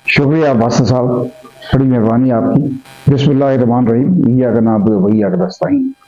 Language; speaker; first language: Urdu; non-native, local second language; Punjabi